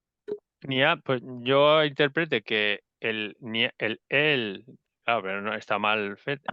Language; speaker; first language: Catalan; non-native, local second language; Spanish